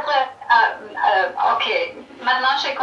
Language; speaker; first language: French; non-native, learner; German